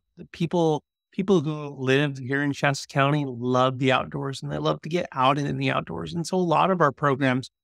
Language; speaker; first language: English; native; English